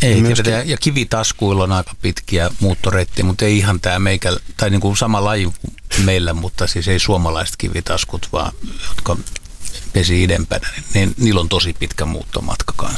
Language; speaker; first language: Finnish; native; Finnish